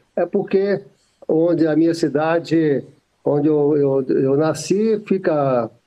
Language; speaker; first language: Portuguese; native; Portuguese